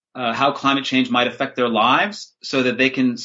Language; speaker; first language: English; native; English